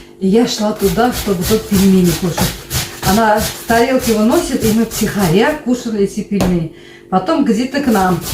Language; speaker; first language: Russian; non-native, local second language; Bashkir